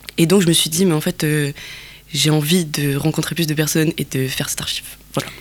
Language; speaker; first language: French; non-native, local second language; Kabyle